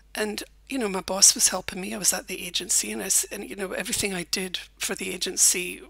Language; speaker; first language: English; native; English